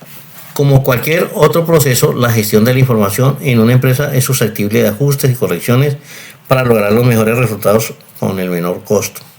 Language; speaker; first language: Spanish; native; Spanish